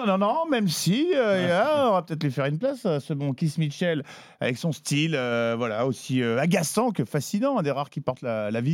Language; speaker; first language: French; native; French